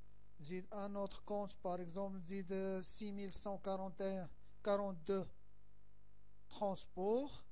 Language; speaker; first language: French; non-native, local second language; Arabic